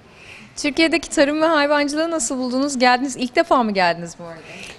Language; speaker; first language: Turkish; native; Turkish